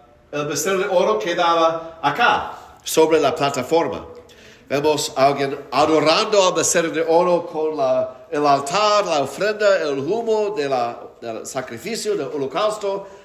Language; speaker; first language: Spanish; non-native, fluent; English